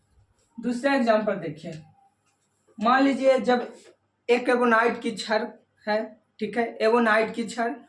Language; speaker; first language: Hindi; native; Hindi